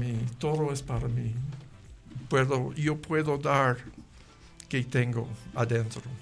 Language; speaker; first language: Spanish; non-native, learner; English